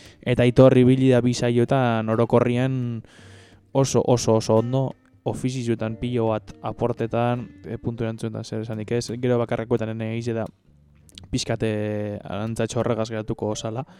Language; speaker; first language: Basque; native; Basque